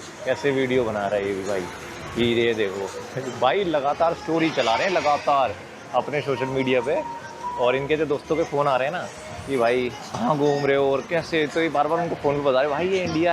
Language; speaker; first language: Hindi; native; Hindi